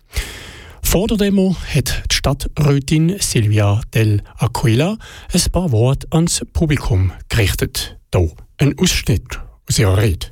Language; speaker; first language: German; native; German